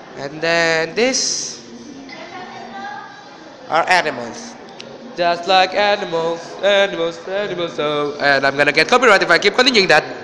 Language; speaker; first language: English; non-native, learner; Indonesian